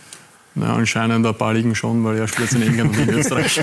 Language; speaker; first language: German; native; German